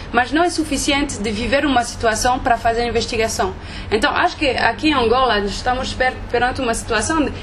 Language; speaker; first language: Portuguese; non-native, fluent; French